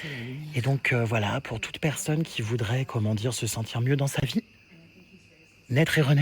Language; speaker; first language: French; native; French